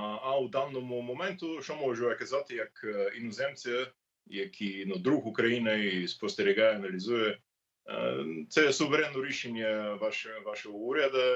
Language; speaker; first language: Ukrainian; non-native, learner; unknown